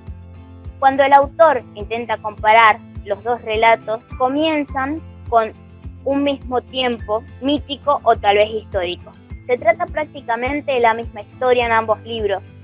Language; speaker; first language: Spanish; native; Spanish